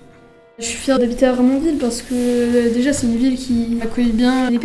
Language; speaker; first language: French; native; French